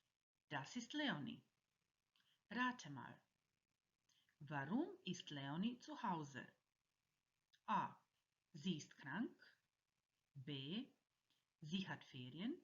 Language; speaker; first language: German; non-native, fluent; Croatian